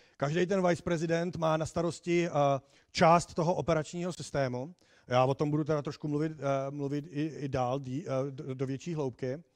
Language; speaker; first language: Czech; native; Czech